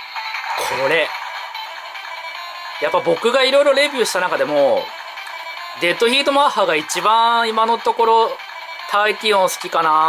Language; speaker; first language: Japanese; native; Japanese